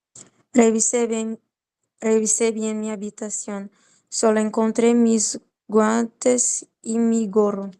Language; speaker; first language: Spanish; non-native, learner; Portuguese